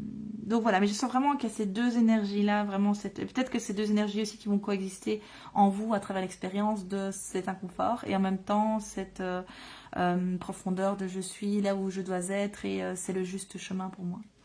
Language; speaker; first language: French; native; French